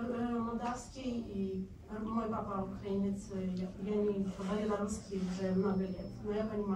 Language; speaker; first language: Russian; non-native, learner; Romanian